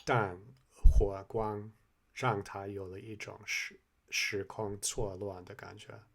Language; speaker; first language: Chinese; non-native, fluent; English